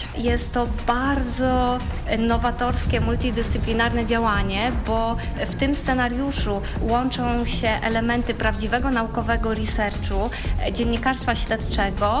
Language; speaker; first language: Polish; native; Polish